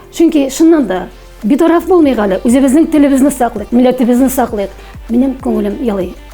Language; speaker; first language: Tatar; native; Tatar